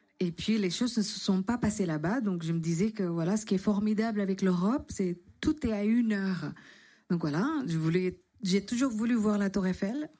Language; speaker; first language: French; non-native, fluent; Indonesian